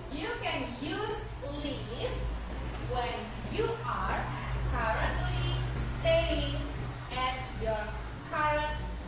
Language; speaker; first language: English; non-native, fluent; Indonesian